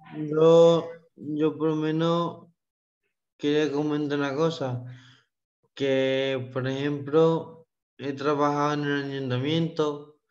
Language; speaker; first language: Spanish; native; Spanish